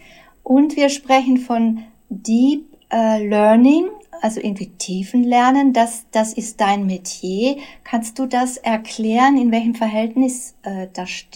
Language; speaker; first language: German; native; German